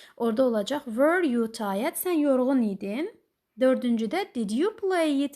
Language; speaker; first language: English; non-native, fluent; Azerbaijani